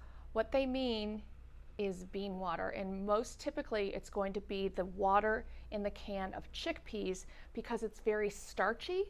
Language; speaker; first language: English; native; English